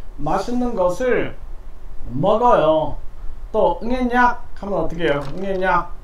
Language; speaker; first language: Korean; non-native, fluent; Vietnamese